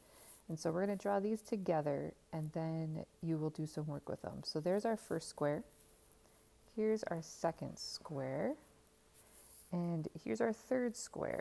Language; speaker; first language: English; native; English